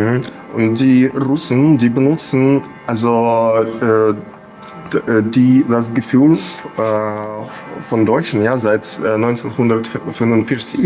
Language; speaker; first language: German; non-native, fluent; Ukrainian